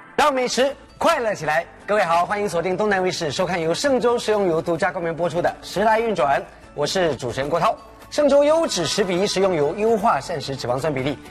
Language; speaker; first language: Chinese; native; Chinese